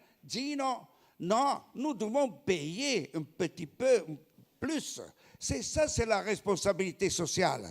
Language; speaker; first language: French; non-native, fluent; Italian